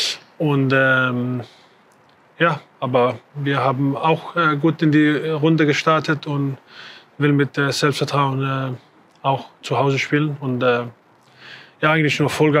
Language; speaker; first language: German; non-native, fluent; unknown